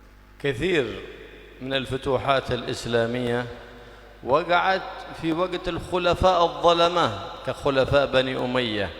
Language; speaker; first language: Arabic; native; Arabic